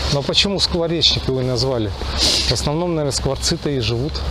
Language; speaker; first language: Russian; native; Russian